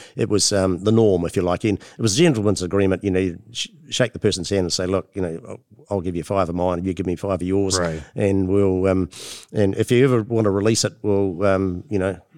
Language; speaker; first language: English; native; English